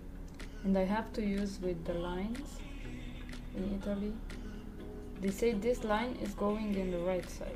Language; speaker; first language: English; non-native, learner; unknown